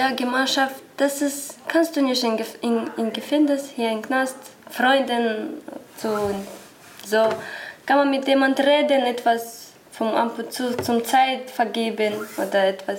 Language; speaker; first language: German; non-native, learner; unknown